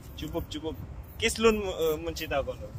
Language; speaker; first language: Romanian; non-native, learner; Bangla